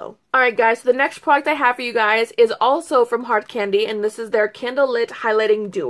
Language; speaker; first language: English; native; English